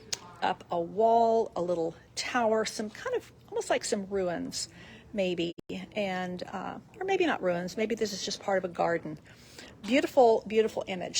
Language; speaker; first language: English; native; English